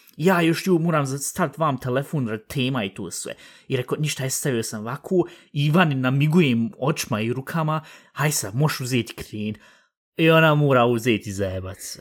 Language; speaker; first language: Bosnian; early bilingual, heritage; Bosnian